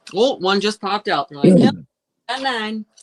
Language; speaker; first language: English; native; English